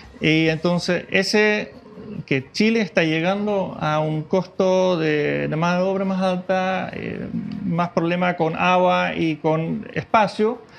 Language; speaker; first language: Spanish; non-native, fluent; Dutch